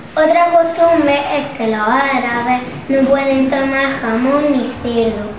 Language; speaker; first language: Spanish; early bilingual, other home language; Arabic